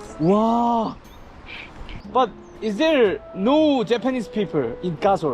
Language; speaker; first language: English; non-native, learner; Korean